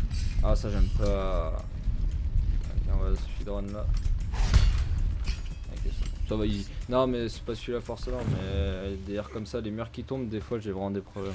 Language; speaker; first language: French; native; French